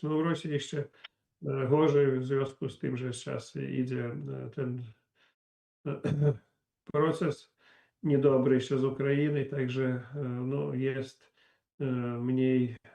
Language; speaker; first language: Polish; non-native, learner; Belarusian